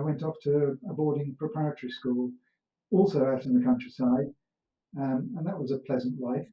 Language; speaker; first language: English; native; English